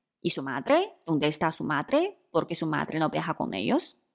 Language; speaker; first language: Spanish; non-native, fluent; Chinese